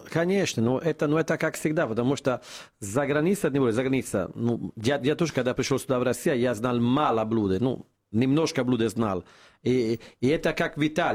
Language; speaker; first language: Russian; non-native, fluent; Italian